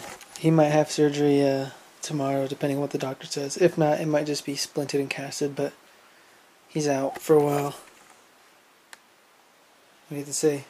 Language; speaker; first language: English; native; English